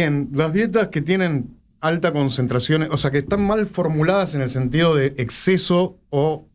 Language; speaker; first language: Spanish; native; Spanish